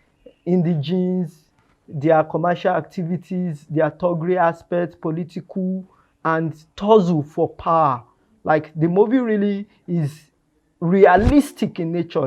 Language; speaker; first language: English; non-native, local second language; Yoruba